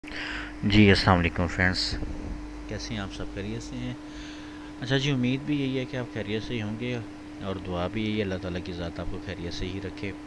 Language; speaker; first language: Urdu; native; Urdu